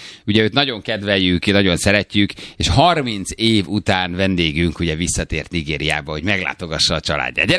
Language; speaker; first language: Hungarian; native; Hungarian